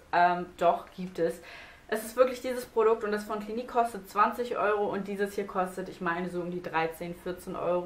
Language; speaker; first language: German; native; German